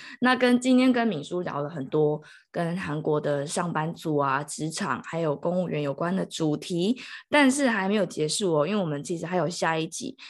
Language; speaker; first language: Chinese; native; Chinese